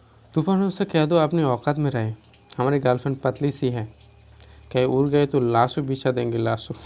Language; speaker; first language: Hindi; non-native, local second language; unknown